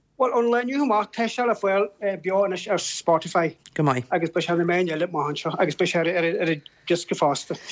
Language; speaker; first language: Irish; native; Irish